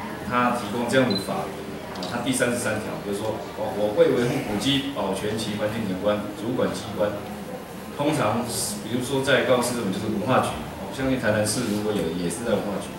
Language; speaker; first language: Chinese; native; Chinese